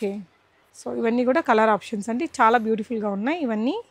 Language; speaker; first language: Telugu; native; Telugu